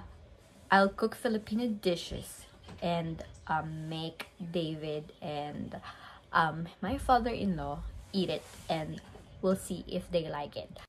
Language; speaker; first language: English; non-native, local second language; Filipino